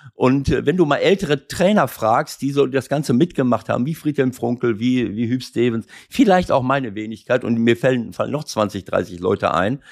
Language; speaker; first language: German; native; German